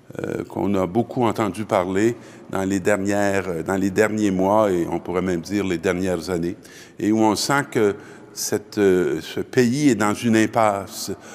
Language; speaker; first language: French; native; French